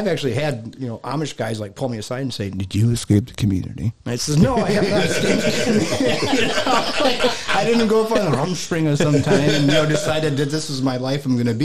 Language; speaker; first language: English; native; English